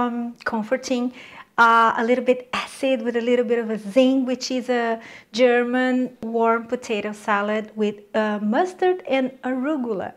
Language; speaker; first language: English; non-native, fluent; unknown